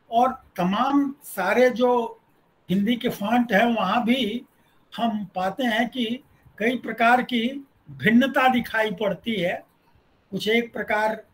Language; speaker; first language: Hindi; native; Hindi